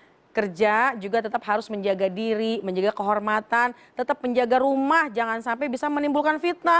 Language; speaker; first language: Indonesian; native; Indonesian